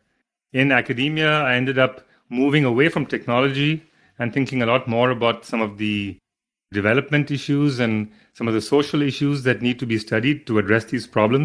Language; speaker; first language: English; non-native, local second language; Hindi